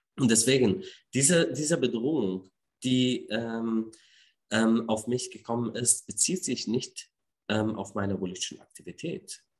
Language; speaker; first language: German; non-native, fluent; Arabic